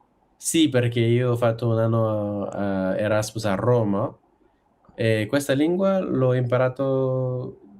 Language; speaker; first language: Italian; non-native, fluent; French